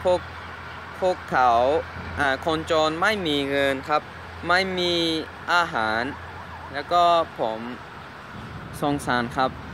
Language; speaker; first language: Thai; non-native, learner; English